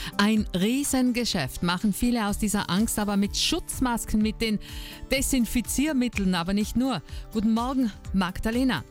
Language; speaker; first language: German; native; German